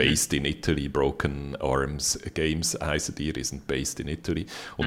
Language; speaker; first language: German; native; German